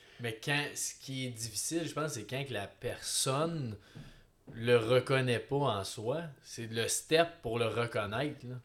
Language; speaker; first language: French; native; French